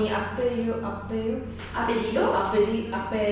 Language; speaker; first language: Spanish; non-native, learner; Korean